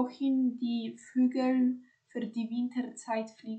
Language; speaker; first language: German; non-native, fluent; Polish